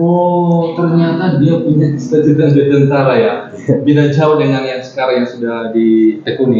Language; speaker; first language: Indonesian; non-native, local second language; Javanese